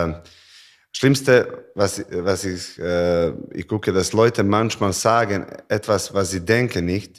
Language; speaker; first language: German; non-native, learner; Serbian